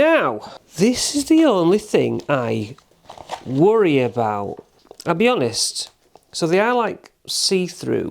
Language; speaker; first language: English; native; English